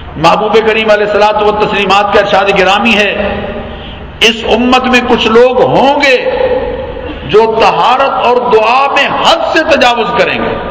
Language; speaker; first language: Urdu; non-native, local second language; Punjabi